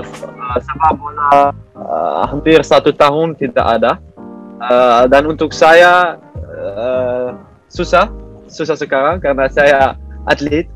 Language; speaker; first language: Indonesian; non-native, learner; Dutch